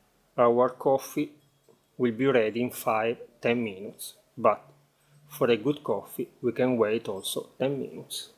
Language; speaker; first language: English; non-native, learner; Italian